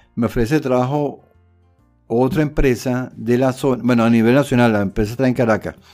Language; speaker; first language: Spanish; native; Spanish